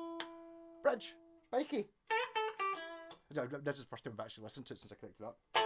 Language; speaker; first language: English; native; English